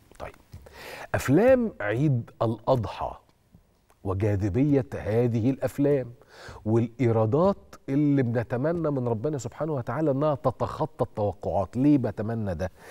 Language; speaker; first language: Egyptian Arabic; native; Egyptian Arabic